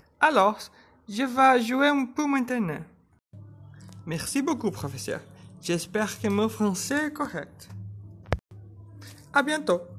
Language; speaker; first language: French; non-native, learner; Portuguese